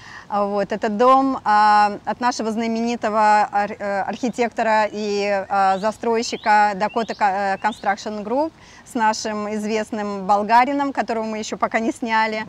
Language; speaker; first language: Russian; native; Russian